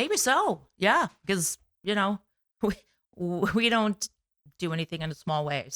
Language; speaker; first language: English; native; English